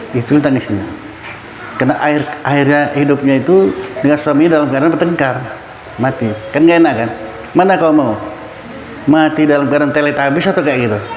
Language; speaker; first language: Indonesian; non-native, local second language; Minangkabau